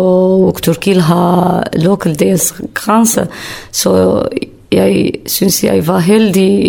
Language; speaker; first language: Danish; non-native, learner; Kurdish